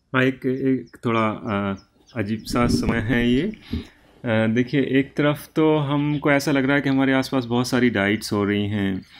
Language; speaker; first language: Hindi; native; Hindi